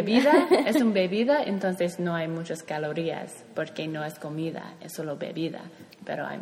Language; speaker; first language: Spanish; non-native, learner; English